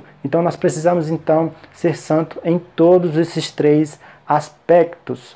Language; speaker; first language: Portuguese; native; Portuguese